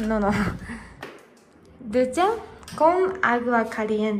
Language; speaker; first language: Spanish; non-native, fluent; Japanese